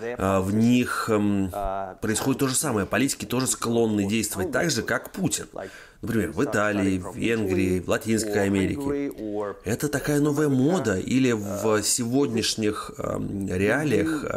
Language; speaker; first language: Russian; native; Russian